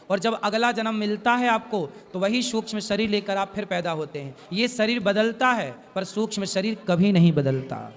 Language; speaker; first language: Hindi; native; Hindi